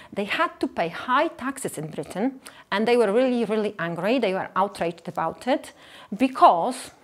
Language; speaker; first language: English; non-native, fluent; Polish